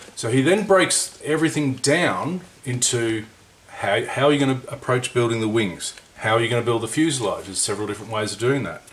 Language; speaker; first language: English; native; English